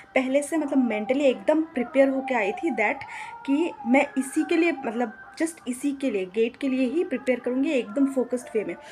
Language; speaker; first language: Hindi; non-native, local second language; Bangla